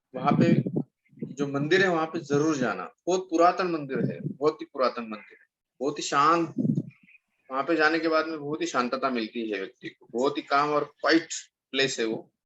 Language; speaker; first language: Hindi; non-native, local second language; Marathi